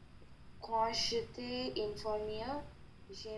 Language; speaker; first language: French; non-native, learner; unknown